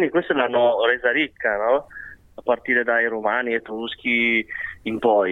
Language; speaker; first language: Italian; early bilingual, other home language; Chinese